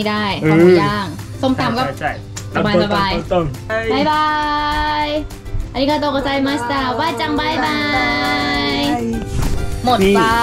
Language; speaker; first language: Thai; native; Thai